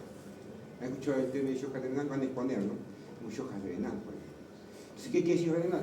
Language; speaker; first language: Spanish; native; Spanish